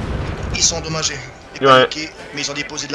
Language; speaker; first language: French; native; French